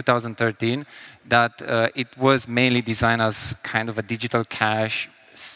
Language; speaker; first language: English; non-native, fluent; Romanian